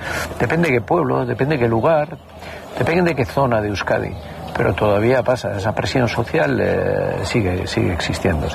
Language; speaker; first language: Spanish; native; Spanish